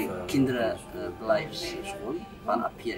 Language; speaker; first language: Dutch; non-native, learner; Tigrinya